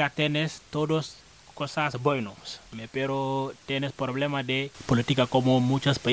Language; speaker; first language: Spanish; non-native, learner; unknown